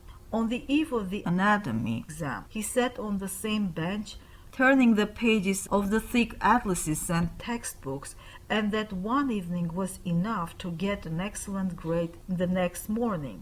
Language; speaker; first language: English; non-native, fluent; Armenian